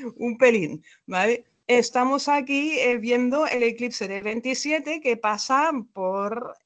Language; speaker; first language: Spanish; non-native, fluent; German